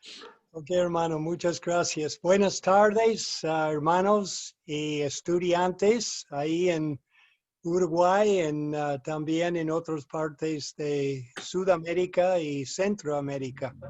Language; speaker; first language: Spanish; non-native, fluent; English